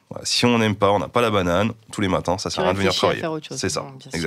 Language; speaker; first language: French; native; French